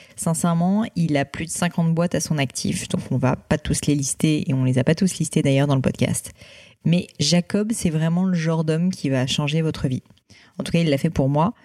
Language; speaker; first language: French; native; French